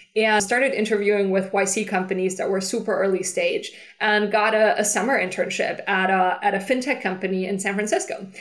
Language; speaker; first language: English; non-native, fluent; German